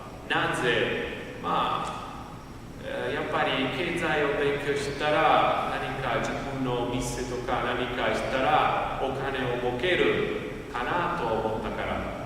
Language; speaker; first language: Japanese; non-native, fluent; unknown